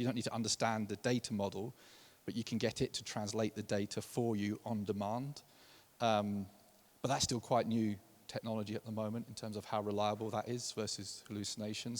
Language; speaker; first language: English; native; English